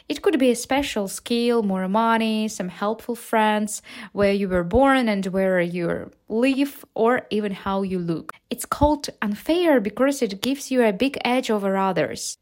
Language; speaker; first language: English; non-native, fluent; Ukrainian